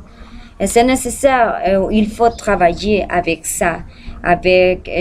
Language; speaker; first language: French; non-native, learner; Spanish